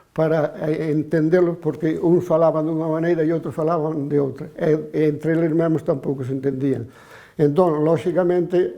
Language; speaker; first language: Galician; native; Galician